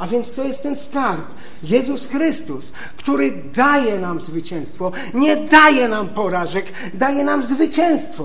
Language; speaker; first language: Polish; native; Polish